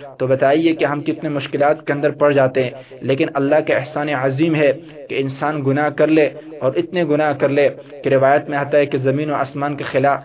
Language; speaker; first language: Urdu; native; Urdu